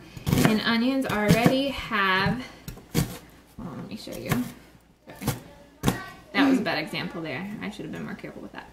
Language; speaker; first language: English; native; English